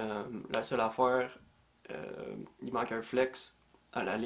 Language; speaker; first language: French; native; French